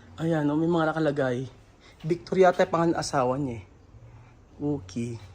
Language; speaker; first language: Filipino; native; Filipino